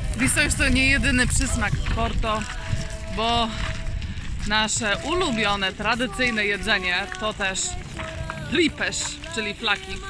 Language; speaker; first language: Polish; native; Polish